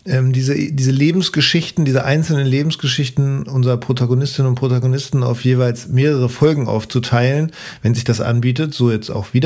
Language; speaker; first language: German; native; German